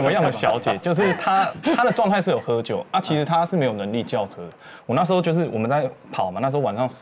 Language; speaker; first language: Chinese; native; Chinese